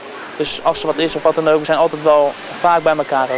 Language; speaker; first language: Dutch; native; Dutch